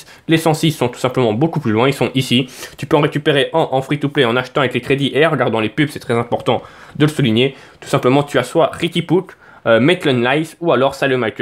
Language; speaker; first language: French; native; French